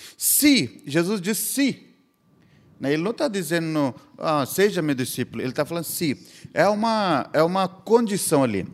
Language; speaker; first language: Portuguese; non-native, fluent; Hindi